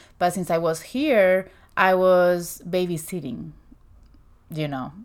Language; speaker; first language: English; non-native, fluent; Spanish